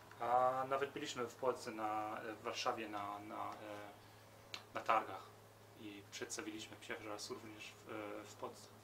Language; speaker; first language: Polish; early bilingual, heritage; Polish